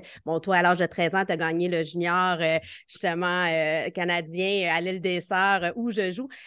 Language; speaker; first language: French; native; French